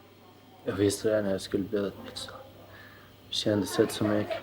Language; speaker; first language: Swedish; early bilingual, other home language; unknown